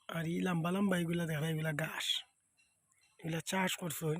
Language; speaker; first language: Bangla; native; Bangla